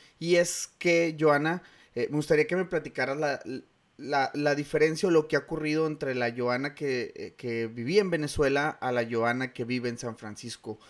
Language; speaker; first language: Spanish; native; Spanish